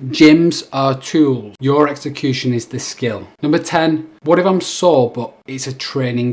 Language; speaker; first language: English; native; English